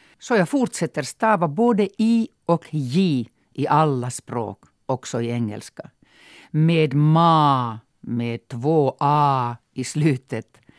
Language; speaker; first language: Swedish; non-native, local second language; Finnish